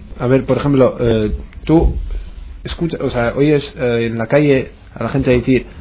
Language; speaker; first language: Spanish; non-native, fluent; Arabic